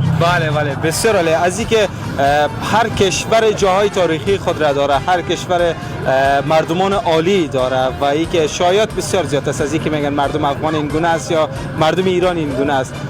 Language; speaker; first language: Persian; native; Persian